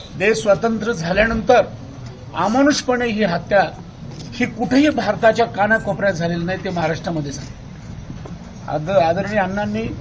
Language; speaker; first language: Marathi; native; Marathi